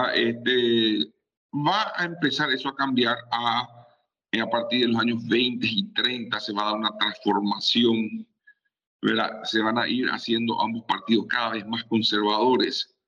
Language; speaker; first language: Spanish; native; Spanish